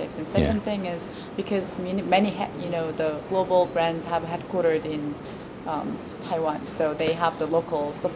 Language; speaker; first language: English; non-native, fluent; Korean